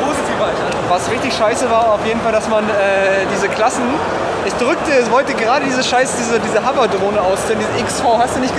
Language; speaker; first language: German; native; German